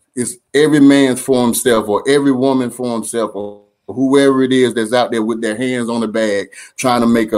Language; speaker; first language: English; native; English